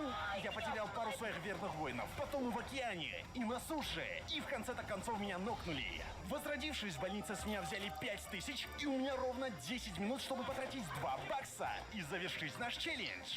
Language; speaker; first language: Russian; native; Russian